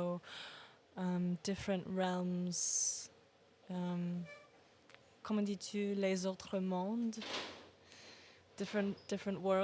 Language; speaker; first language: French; non-native, learner; English